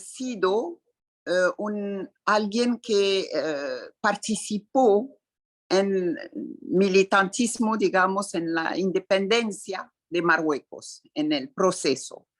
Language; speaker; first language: Spanish; non-native, fluent; Arabic